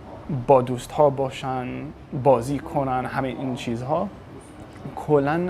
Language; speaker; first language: Persian; non-native, fluent; English